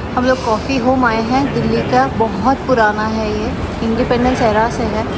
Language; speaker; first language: Hindi; non-native, local second language; Bangla